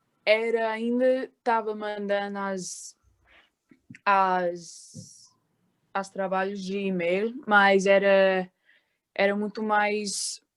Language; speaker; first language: Portuguese; early bilingual, heritage; Portuguese